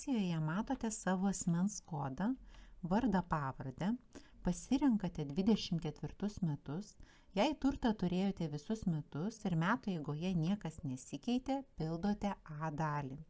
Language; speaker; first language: Lithuanian; native; Lithuanian